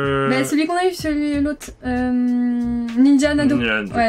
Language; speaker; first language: French; native; French